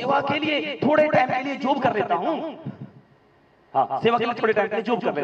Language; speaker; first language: Hindi; native; Hindi